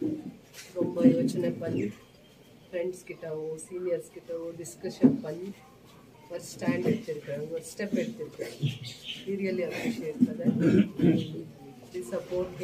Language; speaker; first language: Tamil; non-native, local second language; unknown